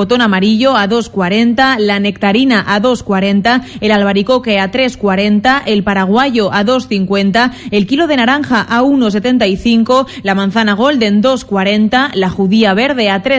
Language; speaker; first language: Spanish; native; Spanish